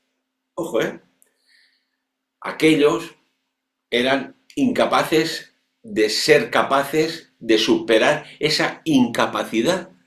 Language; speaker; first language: Spanish; non-native, local second language; Catalan